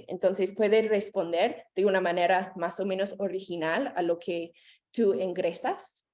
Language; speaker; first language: Spanish; non-native, fluent; English